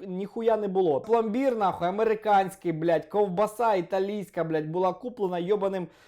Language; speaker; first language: Ukrainian; non-native, local second language; Russian